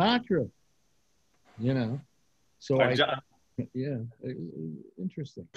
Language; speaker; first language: English; native; English